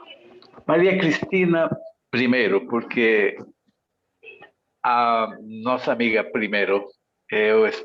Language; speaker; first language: Portuguese; non-native, fluent; Spanish